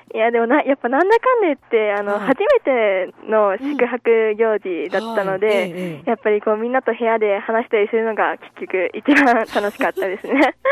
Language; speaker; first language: Japanese; native; Japanese